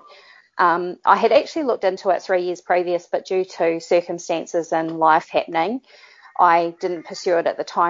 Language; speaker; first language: English; native; English